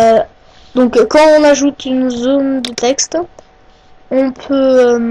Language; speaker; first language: French; native; French